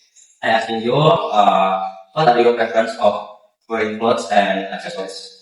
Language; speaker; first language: English; non-native, learner; Indonesian